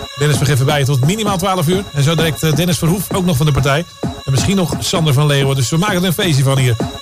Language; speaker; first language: Dutch; native; Dutch